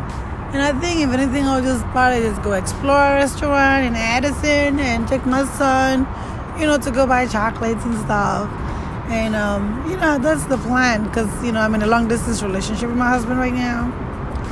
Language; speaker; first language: English; non-native, local second language; Wolof